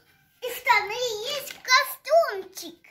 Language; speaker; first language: Russian; early bilingual, heritage; Russian